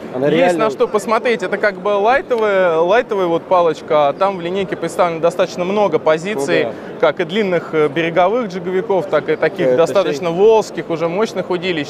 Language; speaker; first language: Russian; native; Russian